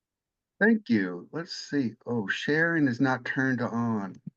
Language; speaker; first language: English; native; English